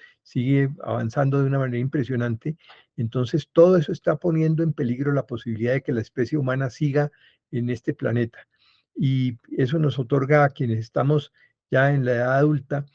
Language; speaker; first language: Spanish; native; Spanish